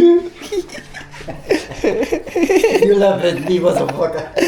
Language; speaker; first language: English; non-native, learner; Arabic